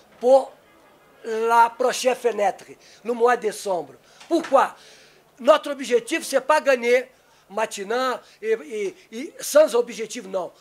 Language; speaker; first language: French; non-native, learner; Portuguese